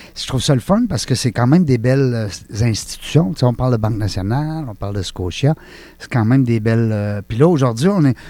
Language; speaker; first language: French; native; French